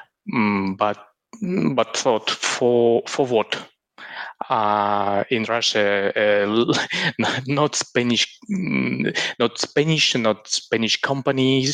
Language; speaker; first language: English; non-native, learner; Russian